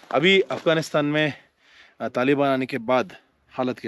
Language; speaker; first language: Hindi; non-native, local second language; Kannada